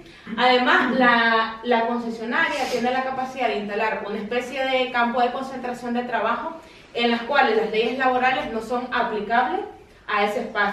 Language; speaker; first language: Spanish; native; Spanish